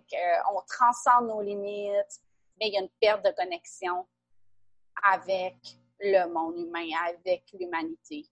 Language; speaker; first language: French; native; French